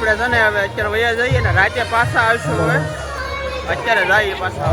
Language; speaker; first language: Gujarati; native; Gujarati